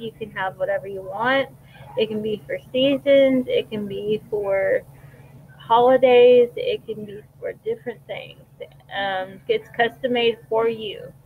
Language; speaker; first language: English; native; English